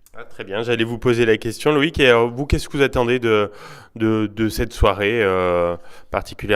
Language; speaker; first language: French; native; French